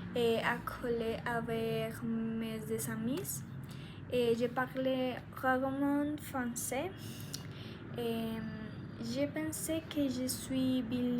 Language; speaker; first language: French; non-native, learner; Spanish